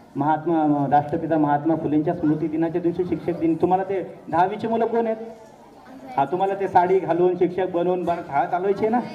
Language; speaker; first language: Marathi; native; Marathi